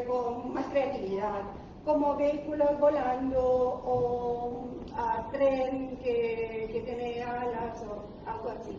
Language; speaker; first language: Spanish; non-native, learner; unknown